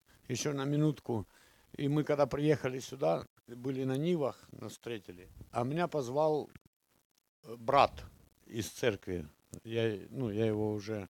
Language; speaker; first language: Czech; non-native, learner; Russian